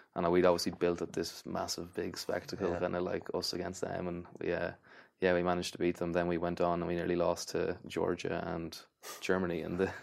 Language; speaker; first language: English; native; English